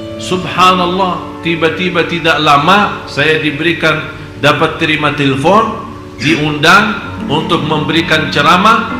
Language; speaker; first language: Indonesian; non-native, fluent; Arabic